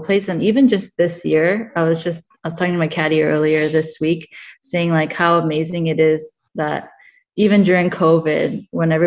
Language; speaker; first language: English; native; English